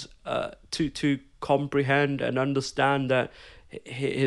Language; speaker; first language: English; early bilingual, other home language; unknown